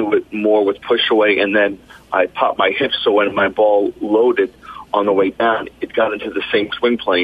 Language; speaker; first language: English; native; English